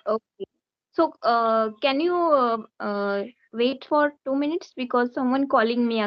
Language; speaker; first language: English; non-native, learner; Hindi